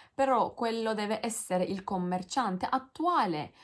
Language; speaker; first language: Italian; non-native, learner; Turkish